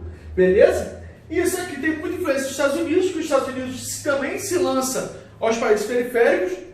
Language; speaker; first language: Portuguese; native; Portuguese